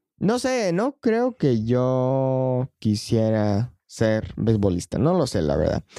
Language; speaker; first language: Spanish; non-native, fluent; English